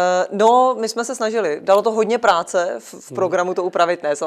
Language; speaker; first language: Czech; native; Czech